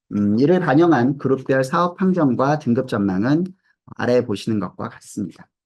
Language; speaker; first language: Korean; native; Korean